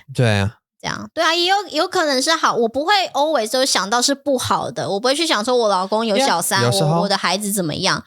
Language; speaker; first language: Chinese; non-native, fluent; English